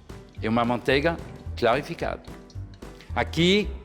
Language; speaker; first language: Portuguese; non-native, fluent; French